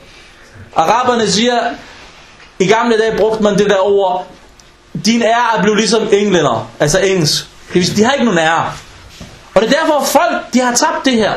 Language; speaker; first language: Danish; non-native, fluent; Arabic